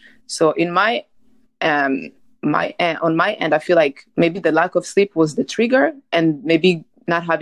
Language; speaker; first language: English; non-native, local second language; Kinyarwanda